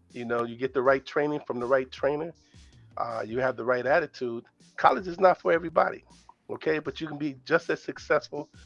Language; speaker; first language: English; native; English